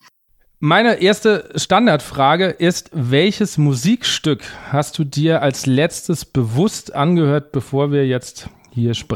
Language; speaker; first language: German; native; German